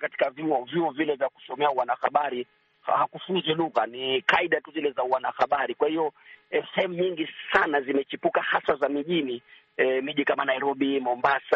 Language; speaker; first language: Swahili; native; Swahili